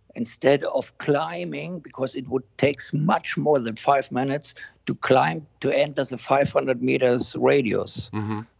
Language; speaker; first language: English; non-native, fluent; German